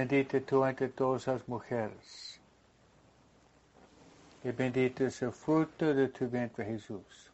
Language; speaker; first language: Spanish; non-native, fluent; English